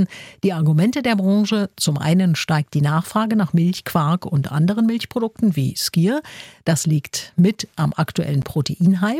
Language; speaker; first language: German; native; German